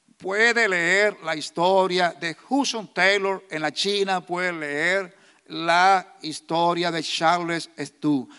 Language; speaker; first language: Spanish; native; Spanish